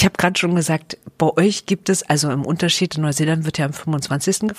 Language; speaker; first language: German; native; German